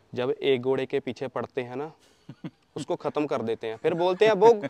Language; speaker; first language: Hindi; native; Hindi